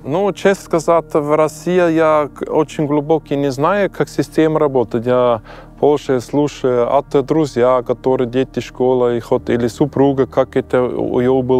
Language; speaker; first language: Russian; non-native, learner; German